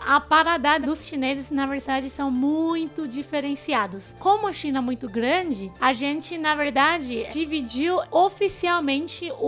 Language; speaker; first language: Portuguese; non-native, fluent; Chinese